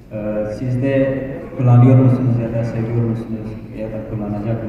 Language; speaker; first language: Turkish; non-native, fluent; Urdu